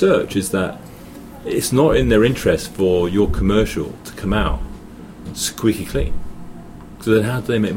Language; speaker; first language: English; native; English